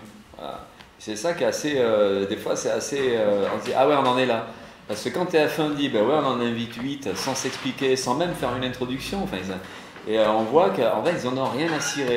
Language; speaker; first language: French; native; French